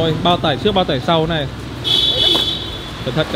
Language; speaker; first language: Vietnamese; native; Vietnamese